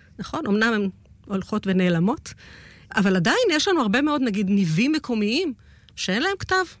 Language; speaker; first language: Hebrew; native; Hebrew